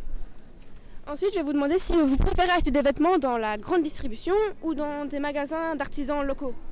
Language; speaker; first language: French; native; French